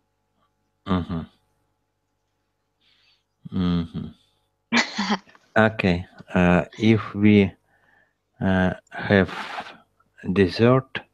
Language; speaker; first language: English; non-native, learner; Russian